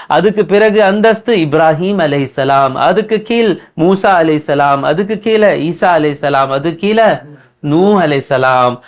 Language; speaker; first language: Tamil; non-native, local second language; Urdu